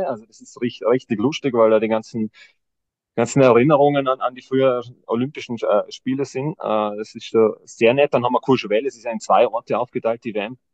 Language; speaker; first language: German; native; German